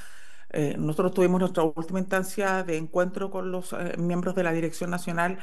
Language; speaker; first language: Spanish; native; Spanish